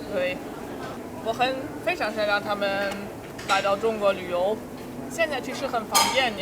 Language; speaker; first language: Chinese; non-native, fluent; German